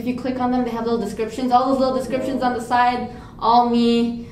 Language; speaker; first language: English; native; English